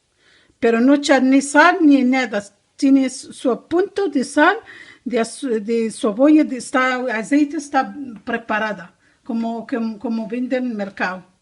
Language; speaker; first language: Spanish; non-native, learner; Arabic